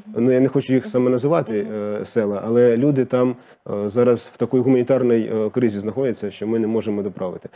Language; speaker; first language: Ukrainian; non-native, local second language; Russian